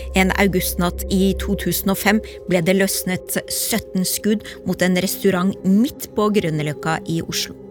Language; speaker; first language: Norwegian; native; Norwegian